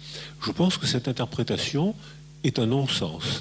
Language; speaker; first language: French; native; French